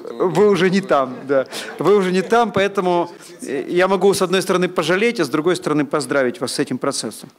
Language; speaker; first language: Russian; native; Russian